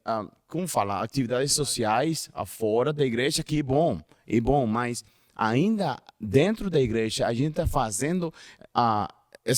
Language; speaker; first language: Portuguese; non-native, learner; Spanish